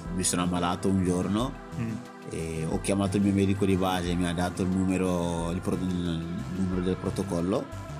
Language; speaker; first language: Italian; non-native, fluent; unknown